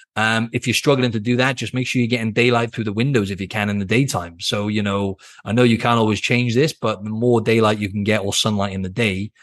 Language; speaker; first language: English; native; English